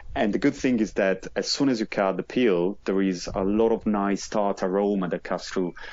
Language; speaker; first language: English; non-native, fluent; Italian